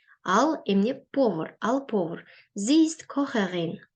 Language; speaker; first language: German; non-native, learner; Kyrgyz